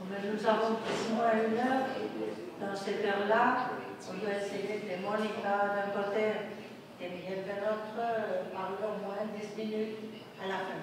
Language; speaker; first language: French; non-native, fluent; Spanish